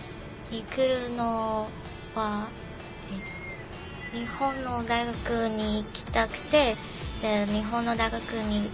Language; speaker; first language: Japanese; non-native, learner; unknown